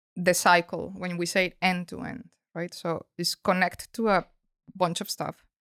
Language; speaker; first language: English; non-native, fluent; Spanish